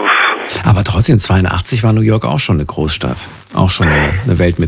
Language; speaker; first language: German; native; German